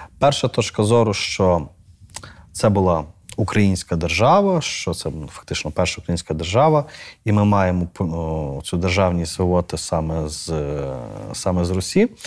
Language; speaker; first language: Ukrainian; native; Ukrainian